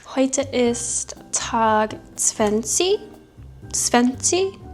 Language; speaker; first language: German; non-native, learner; English